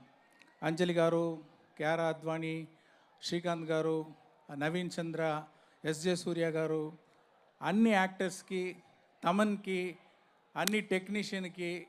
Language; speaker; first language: Telugu; non-native, learner; Tamil